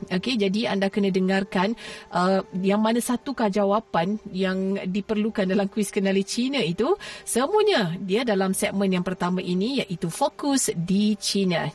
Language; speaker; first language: Malay; native; Malay